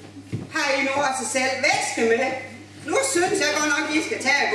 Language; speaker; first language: Danish; native; Danish